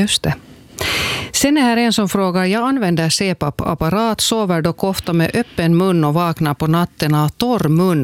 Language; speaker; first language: Swedish; native; Swedish